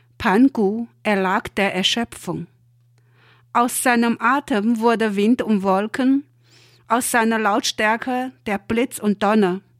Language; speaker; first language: German; non-native, fluent; Chinese